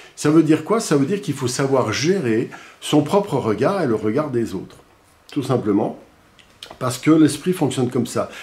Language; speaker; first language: French; native; French